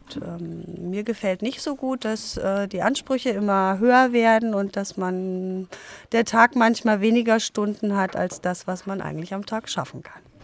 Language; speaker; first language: German; native; German